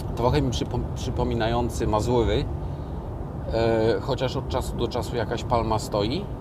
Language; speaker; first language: Polish; native; Polish